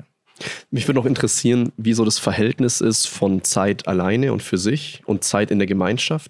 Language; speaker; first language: German; native; German